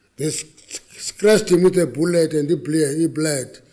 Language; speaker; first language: English; non-native, local second language; Xhosa